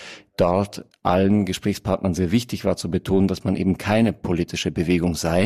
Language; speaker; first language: German; native; German